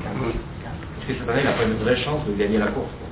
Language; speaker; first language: French; native; French